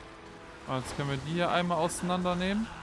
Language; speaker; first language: German; native; German